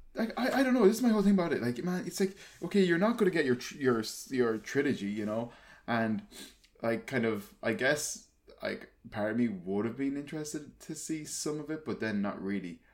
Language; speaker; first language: English; native; English